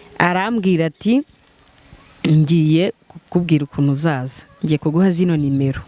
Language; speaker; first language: Kinyarwanda; native; Kinyarwanda